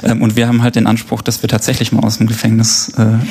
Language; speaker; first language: German; native; German